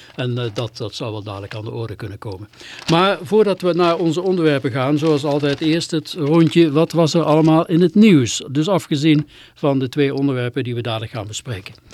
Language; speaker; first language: Dutch; native; Dutch